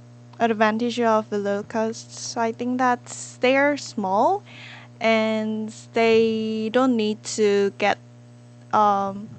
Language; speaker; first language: English; non-native, learner; Korean